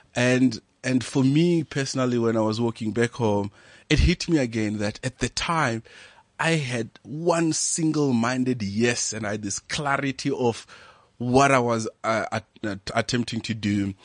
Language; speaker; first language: English; non-native, local second language; Venda